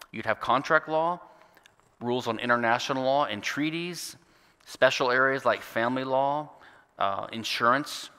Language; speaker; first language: English; native; English